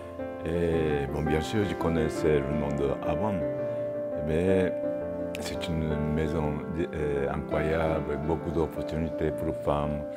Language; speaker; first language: French; non-native, fluent; Japanese